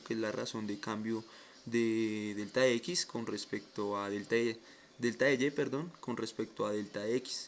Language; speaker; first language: Spanish; native; Spanish